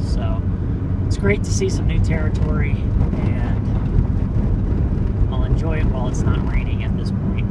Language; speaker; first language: English; native; English